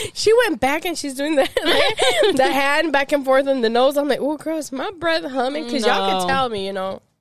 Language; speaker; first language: English; early bilingual, other home language; Spanish